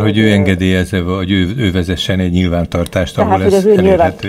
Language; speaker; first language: Hungarian; native; Hungarian